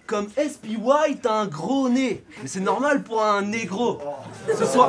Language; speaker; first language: French; native; French